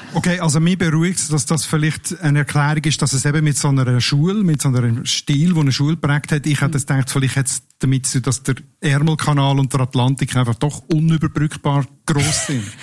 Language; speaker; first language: German; native; German